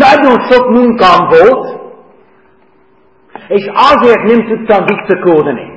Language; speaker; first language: Hungarian; non-native, fluent; English